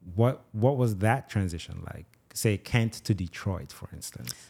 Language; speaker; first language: English; non-native, local second language; Igbo